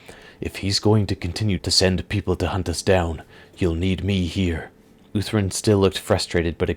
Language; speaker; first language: English; native; English